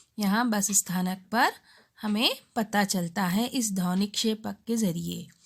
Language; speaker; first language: Hindi; non-native, local second language; Urdu